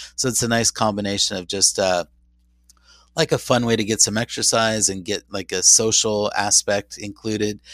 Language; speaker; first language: English; native; English